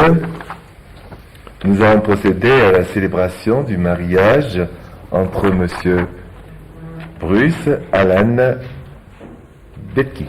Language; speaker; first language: French; native; French